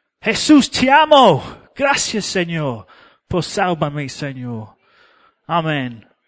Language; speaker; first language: Spanish; non-native, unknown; English